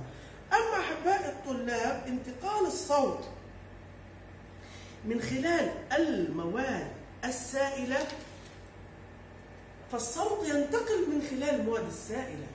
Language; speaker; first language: Arabic; native; Arabic